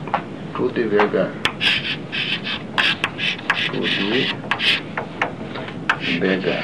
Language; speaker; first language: Russian; non-native, learner; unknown